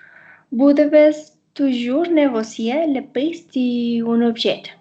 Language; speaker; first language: French; non-native, learner; Spanish